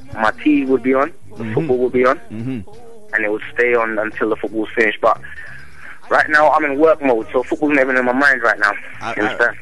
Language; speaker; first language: English; native; English